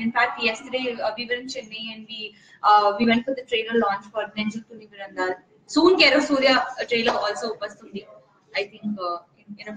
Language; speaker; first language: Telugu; non-native, learner; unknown